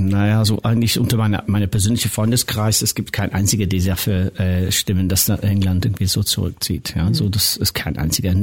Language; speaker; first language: German; non-native, fluent; English